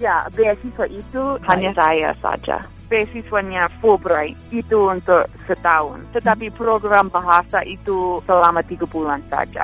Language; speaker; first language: Indonesian; non-native, fluent; English